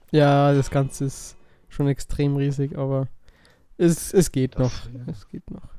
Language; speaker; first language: German; native; German